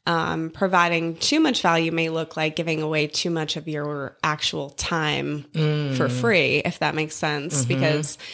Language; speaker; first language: English; native; English